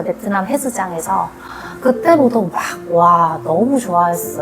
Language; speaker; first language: Korean; non-native, learner; Vietnamese